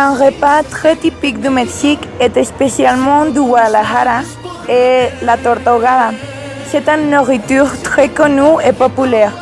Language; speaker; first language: French; non-native, learner; Spanish